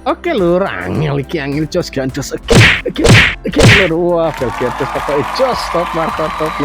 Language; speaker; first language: Indonesian; native; Indonesian